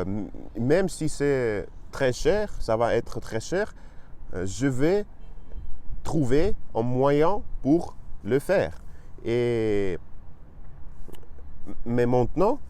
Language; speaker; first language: French; non-native, learner; Russian